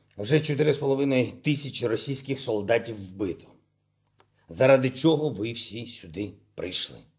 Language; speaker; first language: Ukrainian; non-native, local second language; Russian